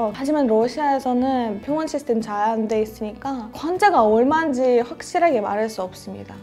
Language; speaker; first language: Korean; non-native, fluent; Russian